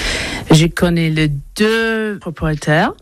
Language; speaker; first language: French; non-native, learner; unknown